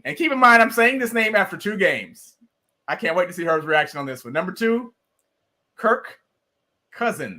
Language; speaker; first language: English; native; English